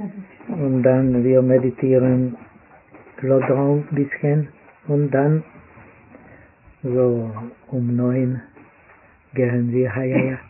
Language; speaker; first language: German; non-native, fluent; Czech